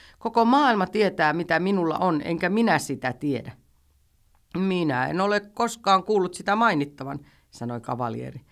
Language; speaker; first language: Finnish; native; Finnish